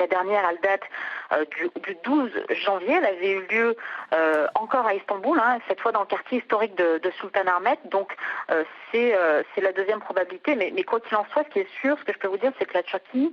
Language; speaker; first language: French; native; French